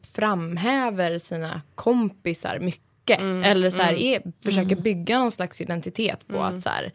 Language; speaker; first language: Swedish; native; Swedish